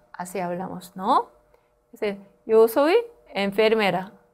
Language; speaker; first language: Spanish; non-native, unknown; Korean